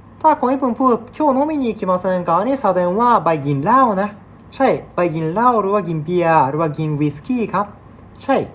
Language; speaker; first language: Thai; non-native, learner; Japanese